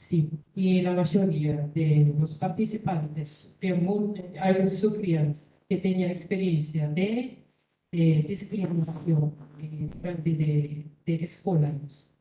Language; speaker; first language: Spanish; non-native, learner; Korean